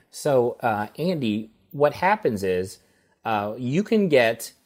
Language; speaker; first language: English; native; English